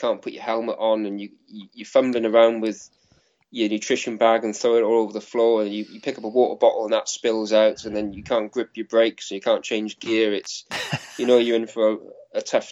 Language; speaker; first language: English; native; English